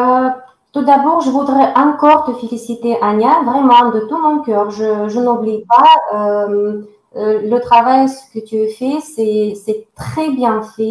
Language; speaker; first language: French; non-native, fluent; Russian